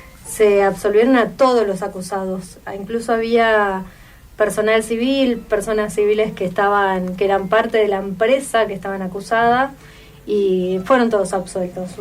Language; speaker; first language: Spanish; native; Spanish